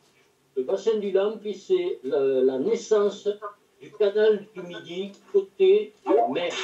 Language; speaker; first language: French; native; French